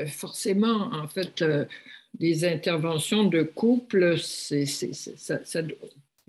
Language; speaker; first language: French; native; French